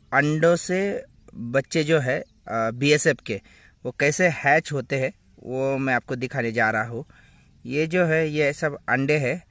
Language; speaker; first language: Hindi; non-native, local second language; Marathi